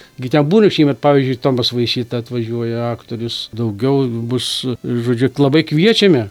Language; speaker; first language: Lithuanian; native; Lithuanian